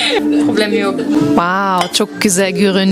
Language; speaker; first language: Turkish; non-native, learner; German